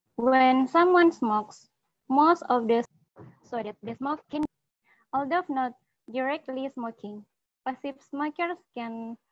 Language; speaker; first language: English; non-native, learner; Indonesian